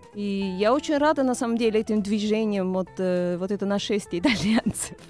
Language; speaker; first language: Russian; non-native, fluent; Italian